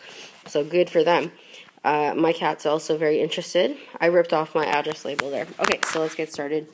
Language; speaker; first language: English; native; English